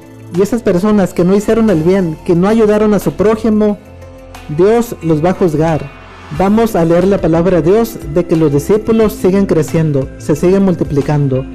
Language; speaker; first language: Spanish; native; Spanish